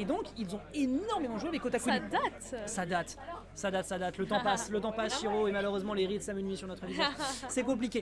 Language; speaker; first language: French; native; French